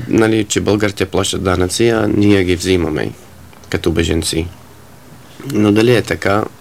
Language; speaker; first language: Bulgarian; non-native, fluent; Arabic